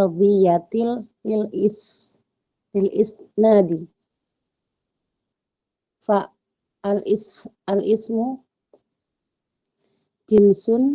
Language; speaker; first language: Arabic; non-native, learner; Indonesian